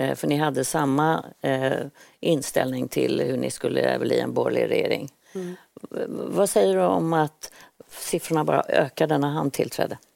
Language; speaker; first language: Swedish; native; Swedish